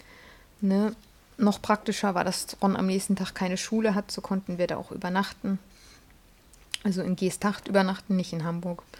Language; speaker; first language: German; native; German